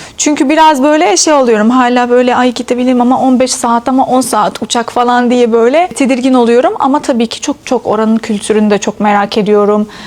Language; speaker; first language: Turkish; non-native, fluent; Arabic